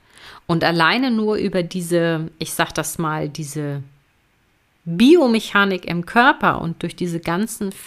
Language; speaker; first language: German; native; German